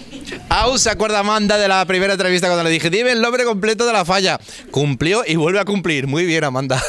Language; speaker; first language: Spanish; native; Spanish